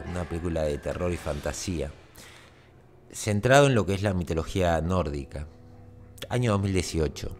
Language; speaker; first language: Spanish; native; Spanish